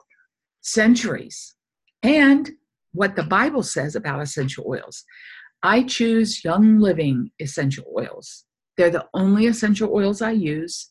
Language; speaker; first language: English; native; English